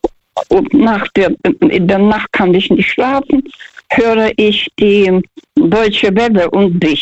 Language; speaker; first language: German; non-native, fluent; Russian